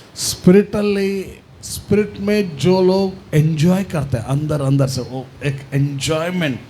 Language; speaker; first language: Hindi; non-native, local second language; Kannada